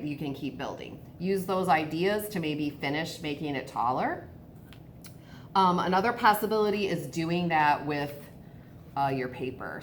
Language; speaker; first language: English; native; English